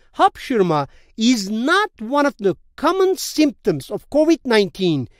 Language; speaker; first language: English; non-native, fluent; Turkish